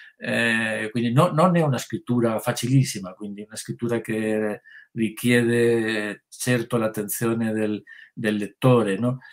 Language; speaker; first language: Italian; non-native, fluent; Spanish